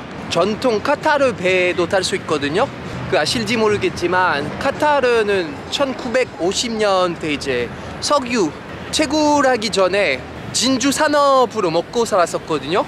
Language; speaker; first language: Korean; non-native, fluent; French